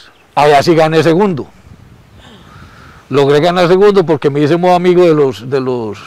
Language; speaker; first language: Spanish; native; Spanish